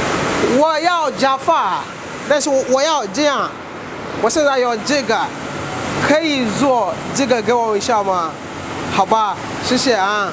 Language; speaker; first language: Chinese; non-native, fluent; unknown